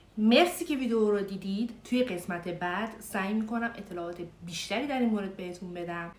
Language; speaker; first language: Persian; native; Persian